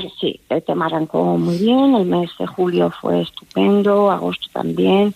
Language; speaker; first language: Spanish; native; Spanish